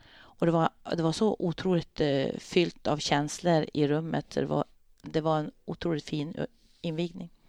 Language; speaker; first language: Swedish; native; Swedish